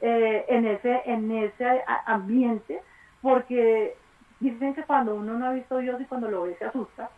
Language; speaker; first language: Spanish; native; Spanish